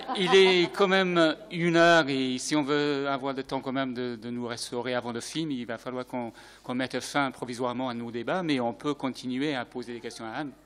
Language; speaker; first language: French; native; French